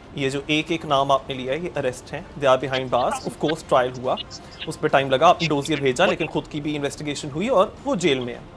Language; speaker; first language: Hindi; native; Hindi